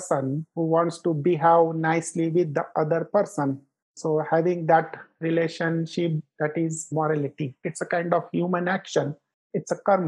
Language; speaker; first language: English; non-native, local second language; Marathi